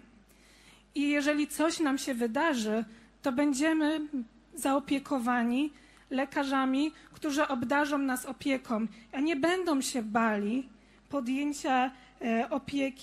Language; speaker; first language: Polish; native; Polish